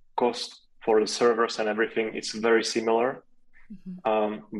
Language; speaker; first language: English; non-native, fluent; Czech